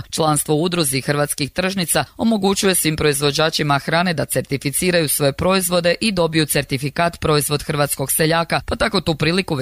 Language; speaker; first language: Serbian; native; Serbian